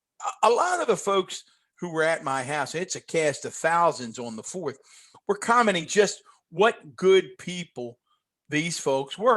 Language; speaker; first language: English; native; English